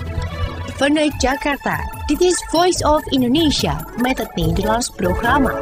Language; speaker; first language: Dutch; non-native, fluent; Indonesian